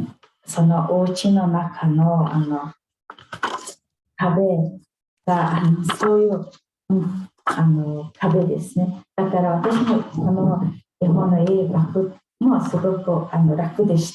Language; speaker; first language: Japanese; non-native, fluent; Mongolian